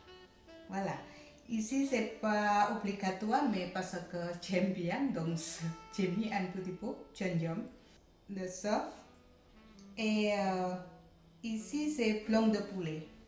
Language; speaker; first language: French; non-native, learner; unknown